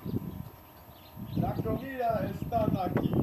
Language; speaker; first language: Spanish; non-native, learner; English